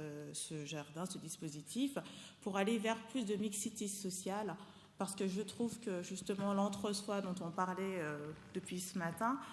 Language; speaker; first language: French; native; French